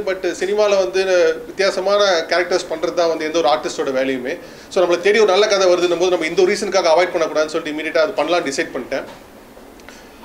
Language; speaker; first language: Tamil; native; Tamil